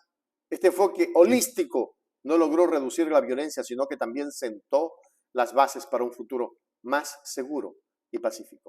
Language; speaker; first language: Spanish; native; Spanish